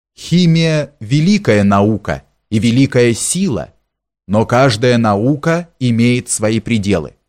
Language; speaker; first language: Russian; native; Russian